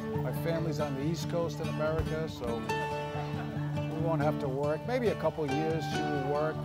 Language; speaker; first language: English; native; English